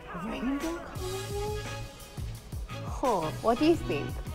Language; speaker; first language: English; non-native, fluent; Thai